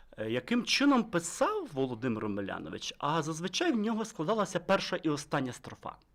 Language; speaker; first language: Ukrainian; native; Ukrainian